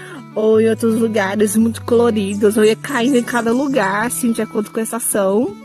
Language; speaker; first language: Portuguese; native; Portuguese